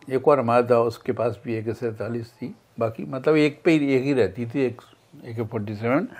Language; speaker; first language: Hindi; native; Hindi